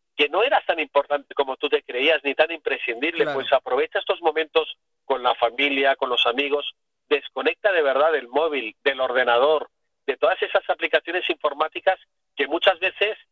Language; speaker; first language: Spanish; native; Spanish